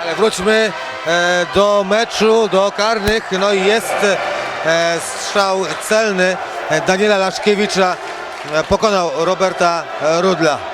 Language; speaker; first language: Polish; native; Polish